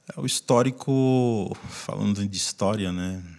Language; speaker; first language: Portuguese; native; Portuguese